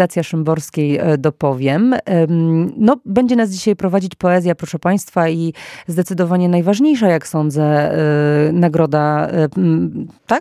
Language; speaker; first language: Polish; native; Polish